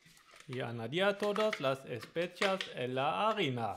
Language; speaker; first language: Spanish; non-native, learner; German